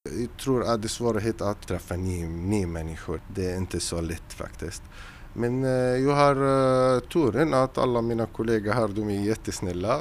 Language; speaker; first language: Swedish; non-native, learner; Arabic